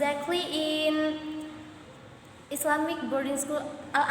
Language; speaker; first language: English; non-native, learner; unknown